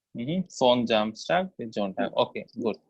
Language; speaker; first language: German; non-native, fluent; Hindi